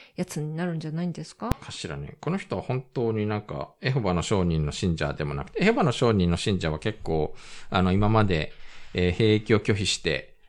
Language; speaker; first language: Japanese; native; Japanese